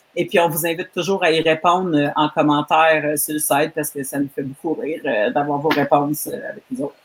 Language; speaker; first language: French; native; French